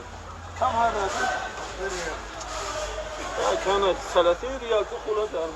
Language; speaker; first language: Arabic; non-native, learner; Tajik